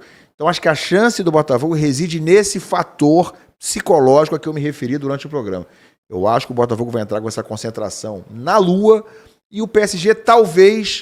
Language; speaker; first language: Portuguese; native; Portuguese